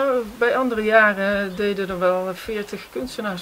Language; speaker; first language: Dutch; native; Dutch